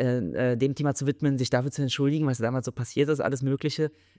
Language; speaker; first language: German; native; German